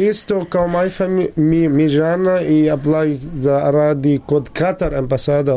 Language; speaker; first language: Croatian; non-native, learner; Arabic